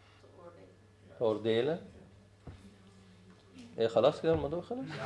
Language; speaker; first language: Dutch; non-native, fluent; Arabic